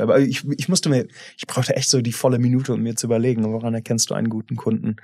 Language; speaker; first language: German; non-native, fluent; English